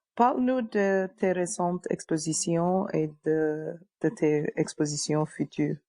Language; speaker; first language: French; non-native, learner; English